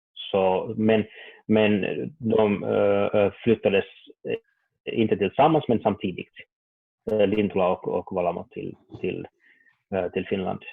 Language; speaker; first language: Swedish; non-native, learner; Finnish